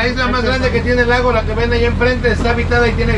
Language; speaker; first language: Spanish; native; Spanish